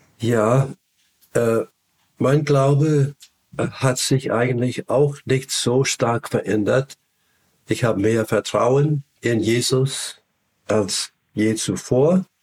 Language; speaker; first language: German; non-native, fluent; English